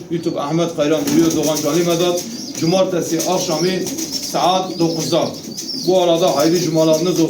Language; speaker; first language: Turkish; native; Turkish